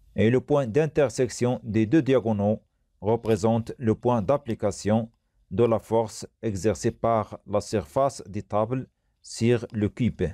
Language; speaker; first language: French; non-native, local second language; Arabic